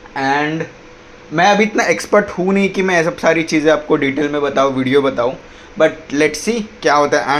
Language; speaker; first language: Hindi; non-native, local second language; Marathi